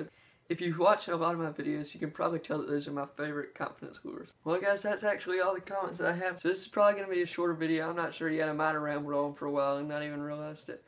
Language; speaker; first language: English; native; English